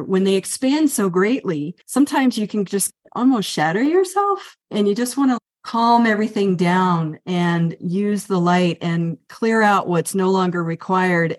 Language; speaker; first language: English; native; English